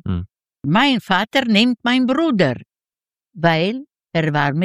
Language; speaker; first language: German; non-native, learner; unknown